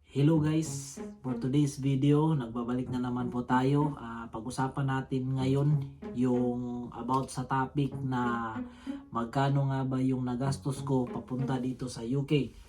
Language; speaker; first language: Filipino; non-native, local second language; Cebuano